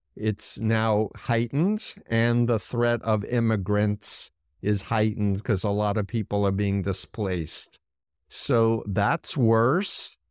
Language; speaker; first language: English; native; English